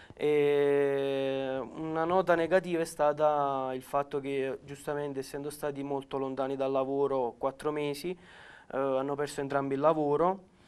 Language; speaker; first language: Italian; native; Italian